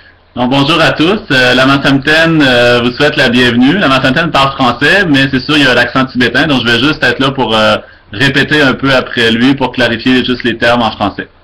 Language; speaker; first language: French; native; French